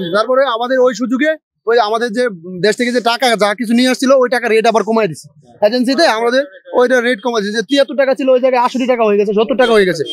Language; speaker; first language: Bangla; native; Bangla